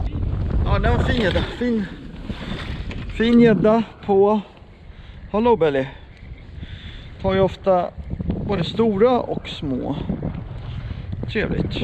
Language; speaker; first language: Swedish; native; Swedish